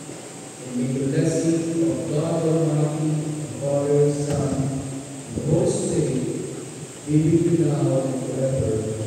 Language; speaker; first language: English; non-native, local second language; Filipino